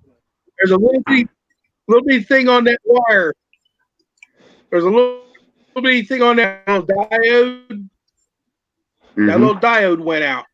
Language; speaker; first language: English; native; English